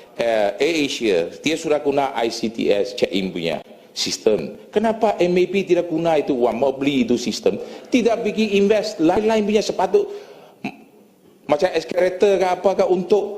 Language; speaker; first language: Malay; native; Malay